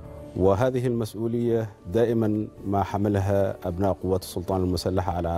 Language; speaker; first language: Arabic; native; Arabic